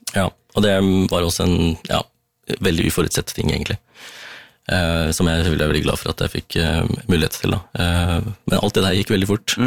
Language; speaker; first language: Norwegian; early bilingual, other home language; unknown